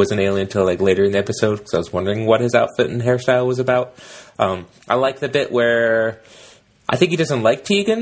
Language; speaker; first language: English; native; English